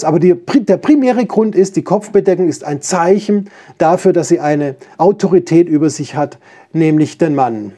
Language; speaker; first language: German; native; German